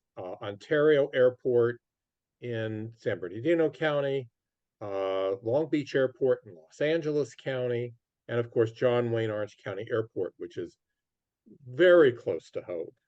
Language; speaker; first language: English; native; English